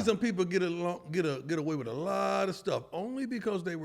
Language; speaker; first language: English; native; English